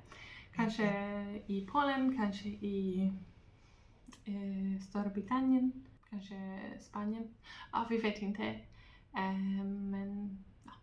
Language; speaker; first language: Swedish; non-native, learner; Polish